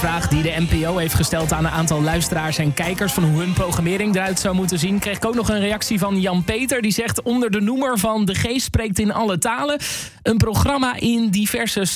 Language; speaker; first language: Dutch; native; Dutch